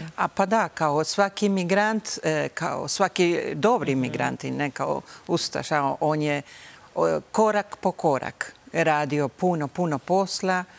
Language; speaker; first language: Bosnian; early bilingual, heritage; Bosnian